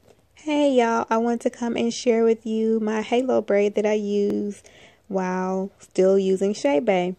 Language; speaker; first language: English; native; English